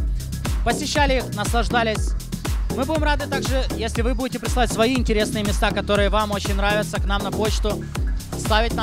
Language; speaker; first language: Russian; native; Russian